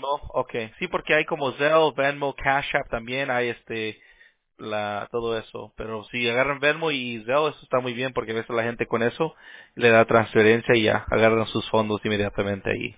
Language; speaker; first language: Spanish; early bilingual, heritage; Spanish